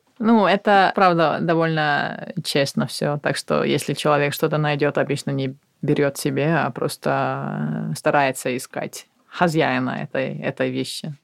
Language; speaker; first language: Russian; non-native, fluent; Finnish